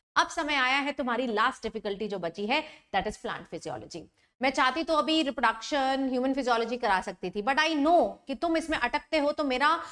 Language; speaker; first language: Hindi; native; Hindi